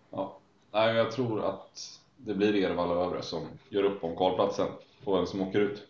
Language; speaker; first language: Swedish; native; Swedish